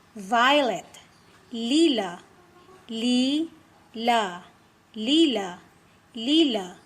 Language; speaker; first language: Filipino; non-native, local second language; Iloko